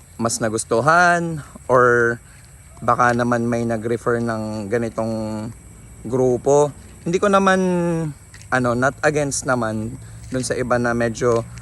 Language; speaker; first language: Filipino; native; Filipino